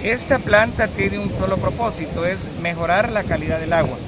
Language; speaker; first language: Spanish; native; Spanish